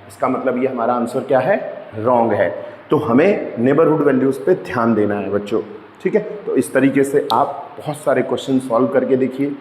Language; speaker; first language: Hindi; native; Hindi